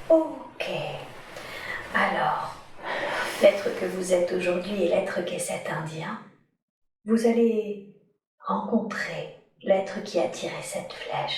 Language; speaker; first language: French; native; French